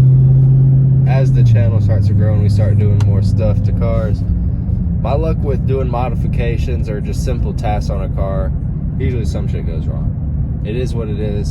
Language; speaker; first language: English; native; English